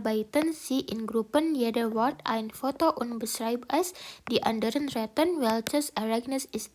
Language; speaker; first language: German; non-native, learner; Indonesian